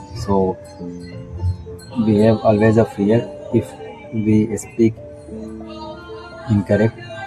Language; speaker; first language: English; non-native, learner; Hindi